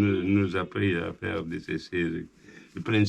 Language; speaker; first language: French; non-native, local second language; Arabic